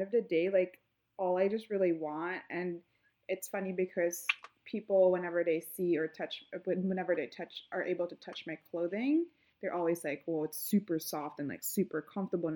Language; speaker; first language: English; non-native, local second language; Filipino